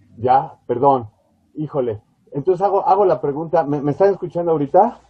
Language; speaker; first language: Spanish; native; Spanish